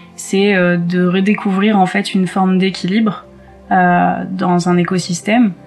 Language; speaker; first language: French; native; French